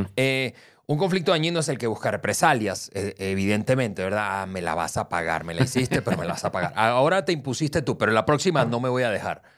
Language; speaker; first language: Spanish; native; Spanish